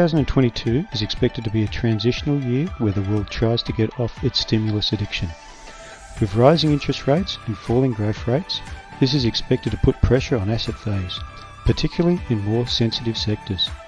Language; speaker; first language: English; native; English